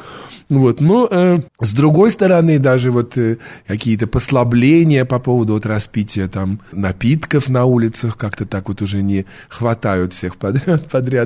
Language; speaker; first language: Russian; native; Russian